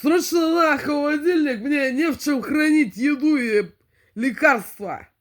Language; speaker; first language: Russian; native; Russian